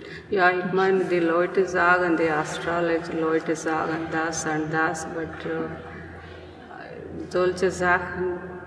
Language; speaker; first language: German; non-native, learner; Telugu